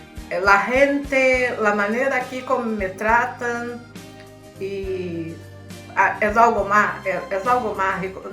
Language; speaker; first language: Spanish; early bilingual, heritage; Spanish